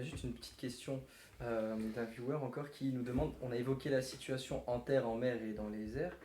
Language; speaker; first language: French; native; French